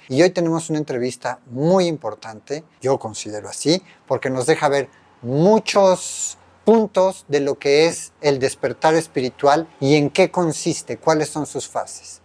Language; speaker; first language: Spanish; native; Spanish